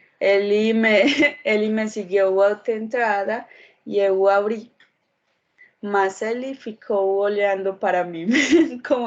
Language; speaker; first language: Portuguese; non-native, learner; Spanish